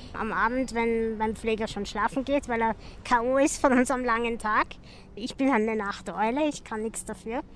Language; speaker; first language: German; native; German